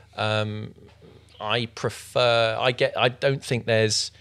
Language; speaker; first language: English; native; English